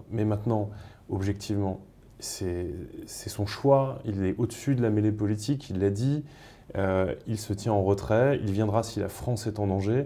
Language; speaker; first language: French; native; French